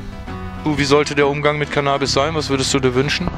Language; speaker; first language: German; native; German